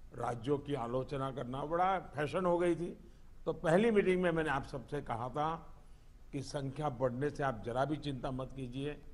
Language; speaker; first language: Hindi; non-native, local second language; Gujarati